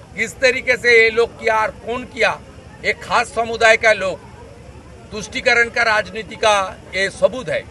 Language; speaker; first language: Hindi; non-native, local second language; Bangla